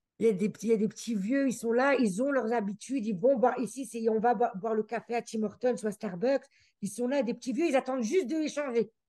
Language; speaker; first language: French; native; French